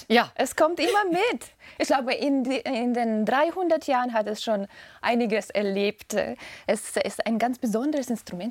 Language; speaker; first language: German; non-native, fluent; Russian